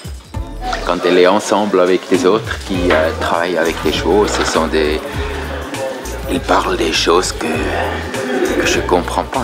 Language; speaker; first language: French; non-native, learner; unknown